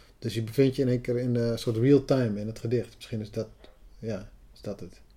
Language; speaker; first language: Dutch; non-native, local second language; Western Frisian